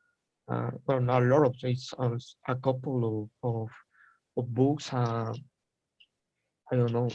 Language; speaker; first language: English; non-native, learner; Spanish